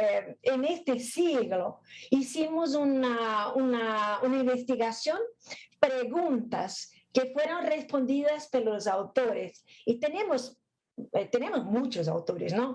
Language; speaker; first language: Spanish; non-native, fluent; Portuguese